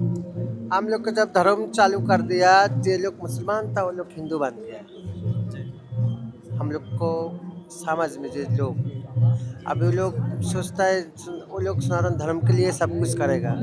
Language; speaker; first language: Hindi; non-native, local second language; Bangla